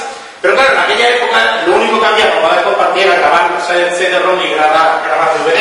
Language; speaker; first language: Spanish; native; Spanish